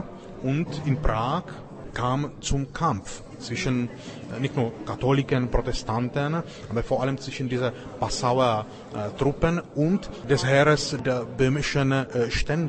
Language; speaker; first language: German; non-native, fluent; Czech